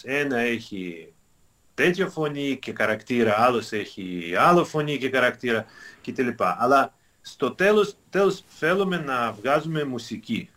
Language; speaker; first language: Greek; non-native, fluent; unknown